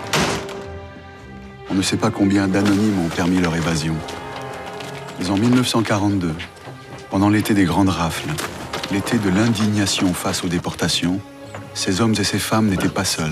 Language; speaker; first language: French; native; French